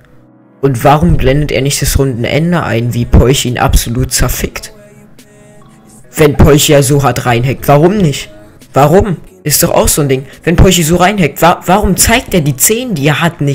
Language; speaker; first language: German; native; German